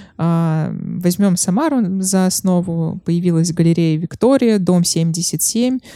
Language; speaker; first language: Russian; native; Russian